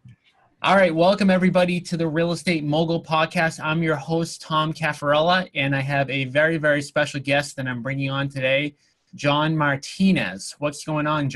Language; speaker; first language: English; native; English